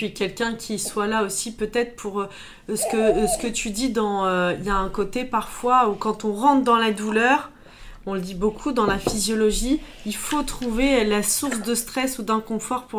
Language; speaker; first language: French; native; French